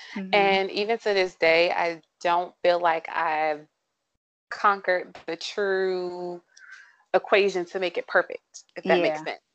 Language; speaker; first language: English; native; English